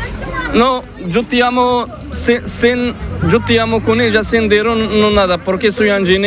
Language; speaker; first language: Spanish; non-native, learner; Arabic